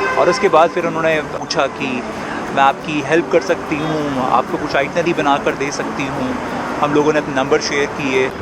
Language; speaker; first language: Hindi; native; Hindi